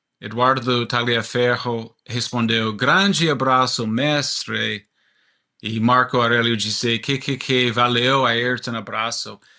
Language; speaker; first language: Portuguese; non-native, learner; English